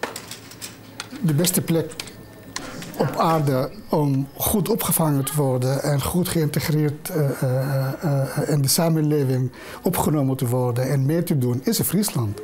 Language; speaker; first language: Dutch; non-native, fluent; Arabic